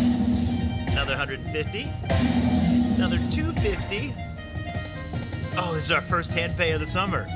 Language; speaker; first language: English; native; English